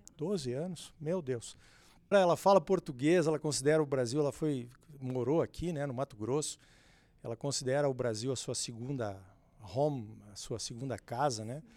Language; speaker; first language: Portuguese; native; Portuguese